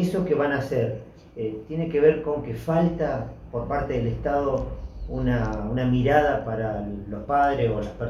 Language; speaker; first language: Spanish; native; Spanish